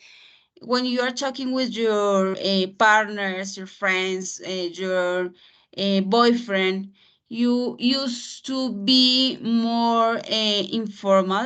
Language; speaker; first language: English; non-native, fluent; Spanish